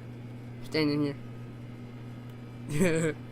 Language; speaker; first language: English; native; English